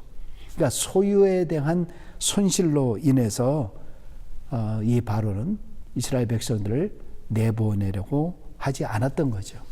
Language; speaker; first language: Korean; native; Korean